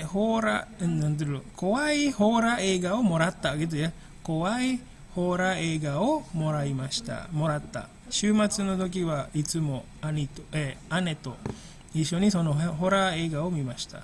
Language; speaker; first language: Japanese; non-native, fluent; Indonesian